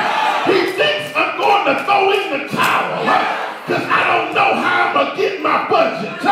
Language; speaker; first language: English; native; English